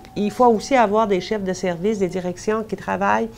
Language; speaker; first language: French; native; French